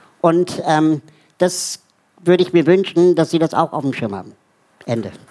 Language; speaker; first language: German; native; German